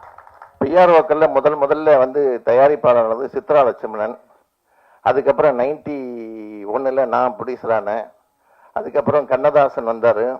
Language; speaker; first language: Tamil; native; Tamil